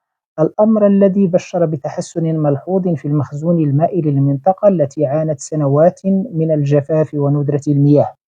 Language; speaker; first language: Arabic; native; Arabic